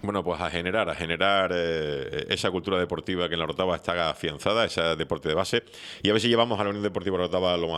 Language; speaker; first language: Spanish; native; Spanish